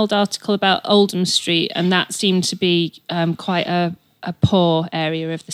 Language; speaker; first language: English; native; English